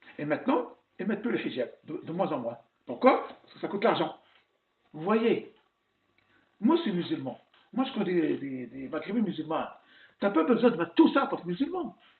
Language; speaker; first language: French; non-native, local second language; Arabic